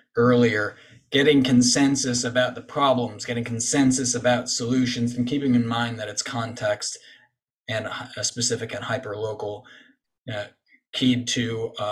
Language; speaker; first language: English; native; English